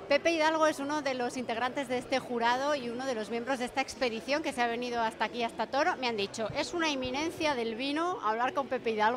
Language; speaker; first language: Spanish; native; Spanish